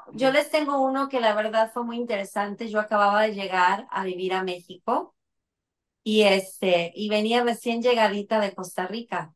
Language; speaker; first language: Spanish; native; Spanish